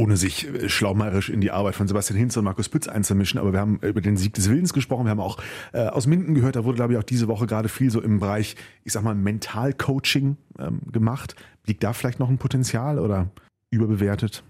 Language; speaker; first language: German; native; German